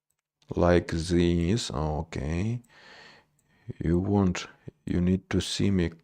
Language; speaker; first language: English; non-native, learner; Russian